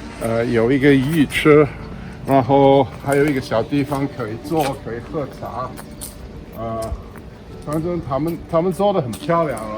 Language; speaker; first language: Chinese; early bilingual, heritage; Chinese